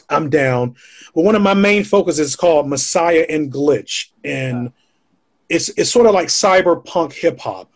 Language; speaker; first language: English; native; English